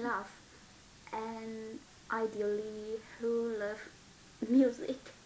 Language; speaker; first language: English; non-native, learner; Vietnamese